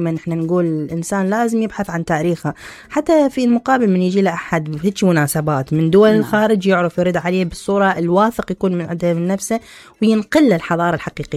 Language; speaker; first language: Arabic; native; Arabic